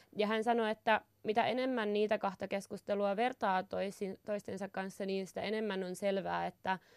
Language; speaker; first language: Finnish; native; Finnish